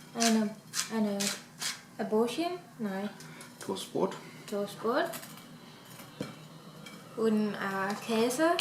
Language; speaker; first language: German; non-native, learner; Thai